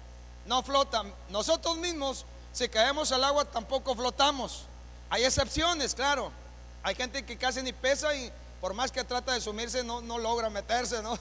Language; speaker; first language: Spanish; native; Spanish